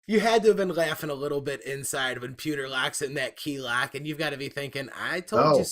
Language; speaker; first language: English; native; English